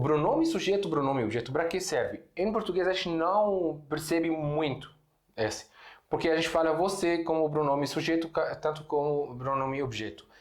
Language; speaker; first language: Portuguese; non-native, fluent; Arabic